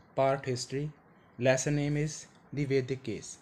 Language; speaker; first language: English; non-native, local second language; Punjabi